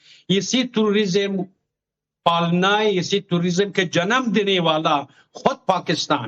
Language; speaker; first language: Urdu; non-native, learner; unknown